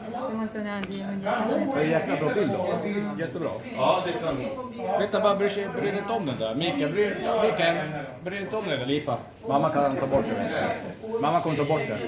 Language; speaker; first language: Swedish; native; Swedish